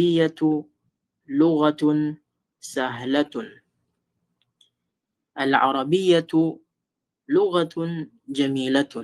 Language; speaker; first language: Arabic; non-native, fluent; Filipino